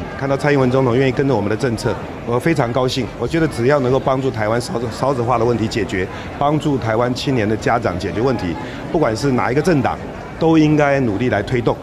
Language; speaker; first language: Chinese; native; Chinese